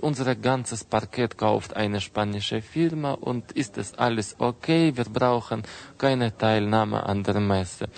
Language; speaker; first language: German; non-native, fluent; Russian